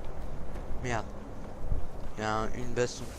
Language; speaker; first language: French; native; French